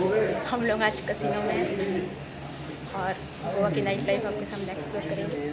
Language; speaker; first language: Hindi; native; Hindi